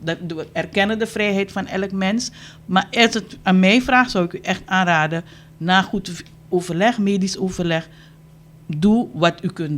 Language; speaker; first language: Dutch; native; Dutch